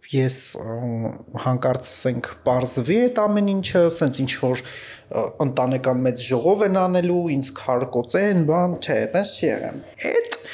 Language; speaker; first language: Armenian; native; Armenian